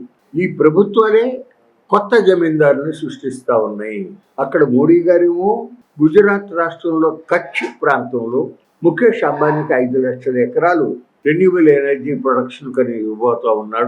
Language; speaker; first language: Telugu; native; Telugu